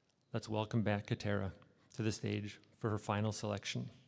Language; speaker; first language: English; native; English